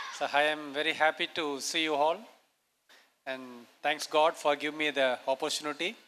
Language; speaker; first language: English; non-native, local second language; Tamil